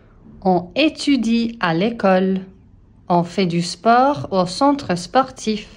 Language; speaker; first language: French; non-native, fluent; English